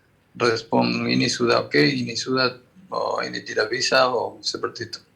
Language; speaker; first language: Indonesian; non-native, fluent; Spanish